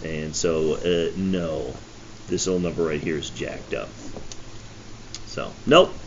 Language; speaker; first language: English; native; English